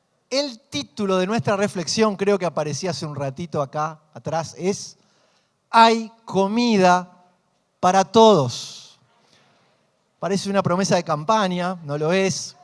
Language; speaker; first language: Spanish; native; Spanish